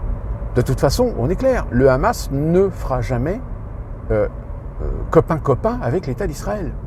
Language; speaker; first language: French; native; French